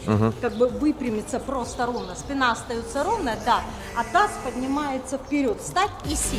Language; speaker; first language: Russian; native; Russian